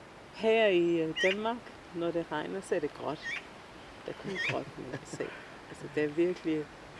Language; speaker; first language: Danish; non-native, fluent; English